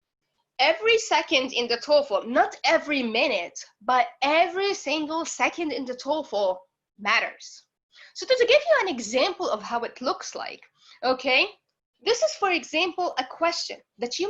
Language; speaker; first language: English; non-native, fluent; Arabic